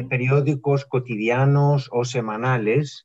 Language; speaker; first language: Spanish; non-native, fluent; Greek